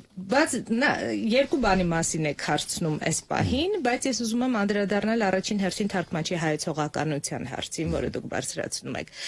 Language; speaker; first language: Armenian; native; Armenian